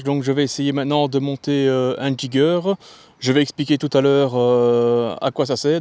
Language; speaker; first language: French; native; French